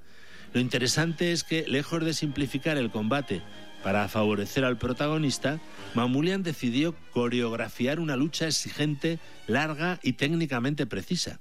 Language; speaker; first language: Spanish; native; Spanish